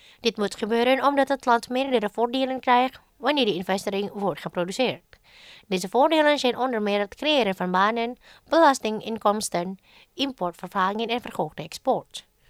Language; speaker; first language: Dutch; non-native, fluent; Indonesian